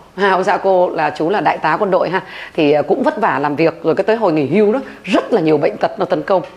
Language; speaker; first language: Vietnamese; native; Vietnamese